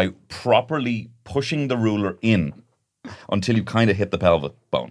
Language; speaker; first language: English; native; English